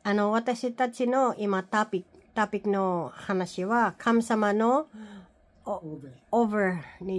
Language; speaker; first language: Japanese; non-native, learner; Filipino